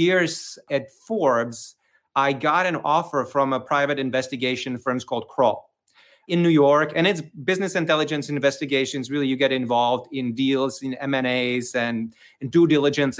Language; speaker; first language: English; non-native, fluent; Czech